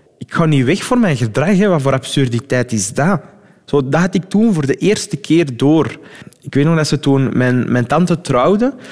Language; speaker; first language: Dutch; early bilingual, other home language; Arabic